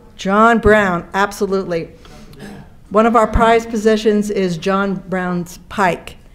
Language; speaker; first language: English; native; English